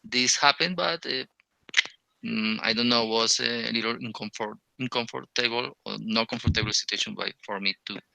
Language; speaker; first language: English; non-native, learner; Spanish